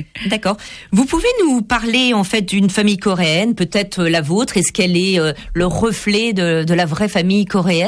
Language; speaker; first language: French; native; French